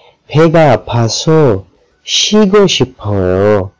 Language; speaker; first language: Korean; non-native, fluent; Urdu